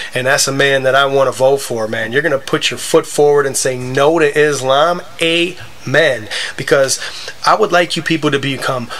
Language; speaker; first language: English; native; English